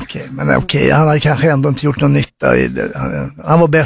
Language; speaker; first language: Swedish; native; Swedish